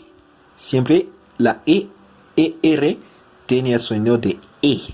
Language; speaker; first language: Spanish; non-native, fluent; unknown